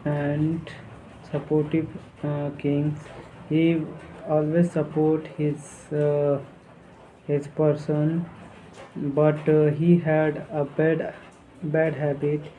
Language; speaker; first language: English; non-native, learner; Hindi